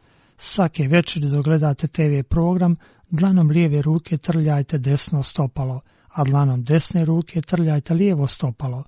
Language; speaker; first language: Croatian; non-native, fluent; Chinese